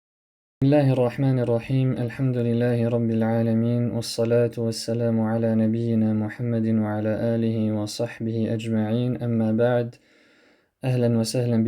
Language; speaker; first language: Arabic; non-native, fluent; French